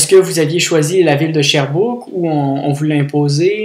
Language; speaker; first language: French; native; French